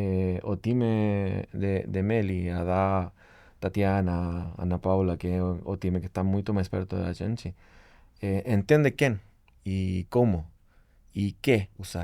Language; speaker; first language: Portuguese; non-native, fluent; Spanish